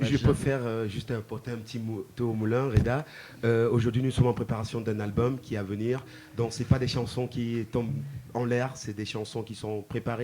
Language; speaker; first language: French; native; French